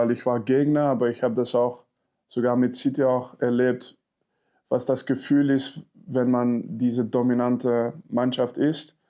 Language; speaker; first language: German; non-native, fluent; French